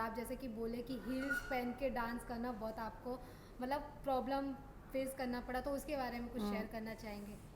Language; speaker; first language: Hindi; native; Hindi